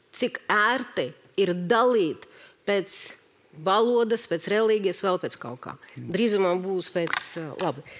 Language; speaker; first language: Latvian; non-native, local second language; Russian